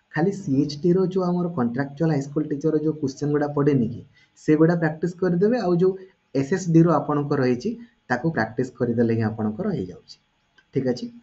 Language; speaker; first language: Odia; native; Odia